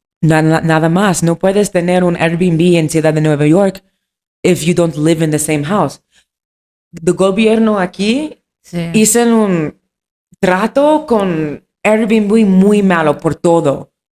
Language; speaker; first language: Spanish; non-native, learner; English